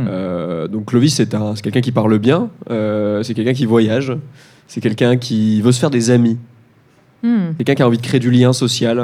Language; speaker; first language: French; native; French